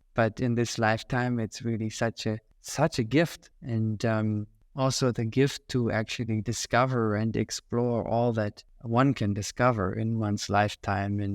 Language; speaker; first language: English; non-native, fluent; German